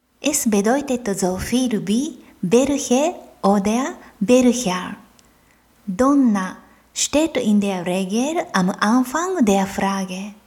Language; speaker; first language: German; non-native, fluent; Japanese